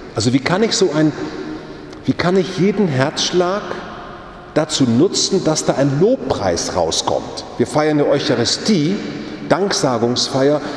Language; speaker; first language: German; native; German